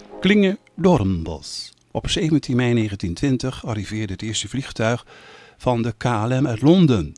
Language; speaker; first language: Dutch; native; Dutch